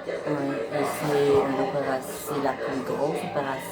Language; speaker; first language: French; native; French